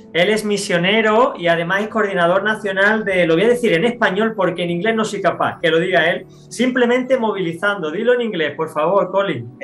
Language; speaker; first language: Spanish; native; Spanish